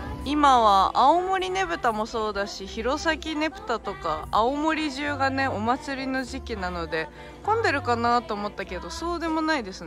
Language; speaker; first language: Japanese; native; Japanese